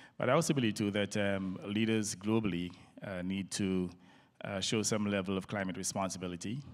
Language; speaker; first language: English; native; English